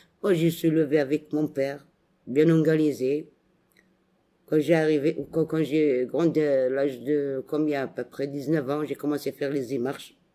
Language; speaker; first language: French; non-native, local second language; Arabic